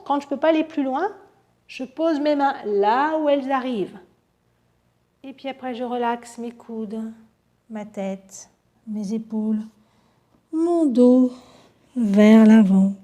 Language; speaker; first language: French; native; French